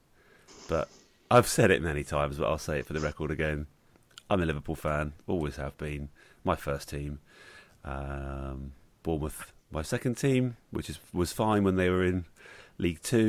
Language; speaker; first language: English; native; English